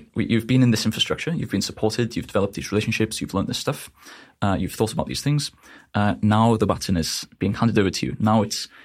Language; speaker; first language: English; native; English